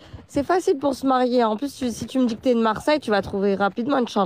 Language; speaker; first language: French; early bilingual, other home language; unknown